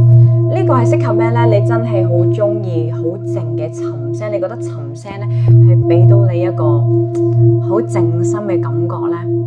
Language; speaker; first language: Cantonese; native; Cantonese